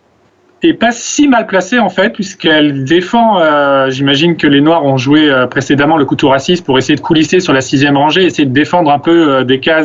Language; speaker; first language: French; native; French